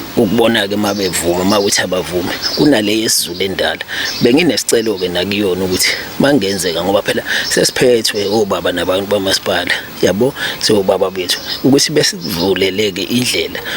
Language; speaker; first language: Zulu; native; Zulu